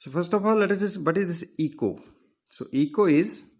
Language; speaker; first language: English; non-native, local second language; Punjabi